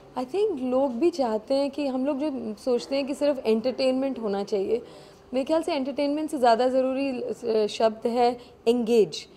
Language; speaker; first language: Hindi; native; Hindi